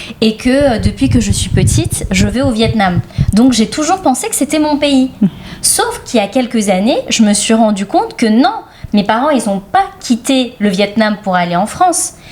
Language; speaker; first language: French; early bilingual, other home language; Vietnamese